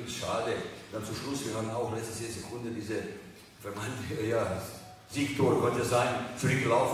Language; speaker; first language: German; non-native, fluent; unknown